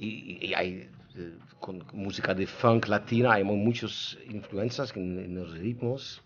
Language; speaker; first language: Spanish; non-native, learner; Dutch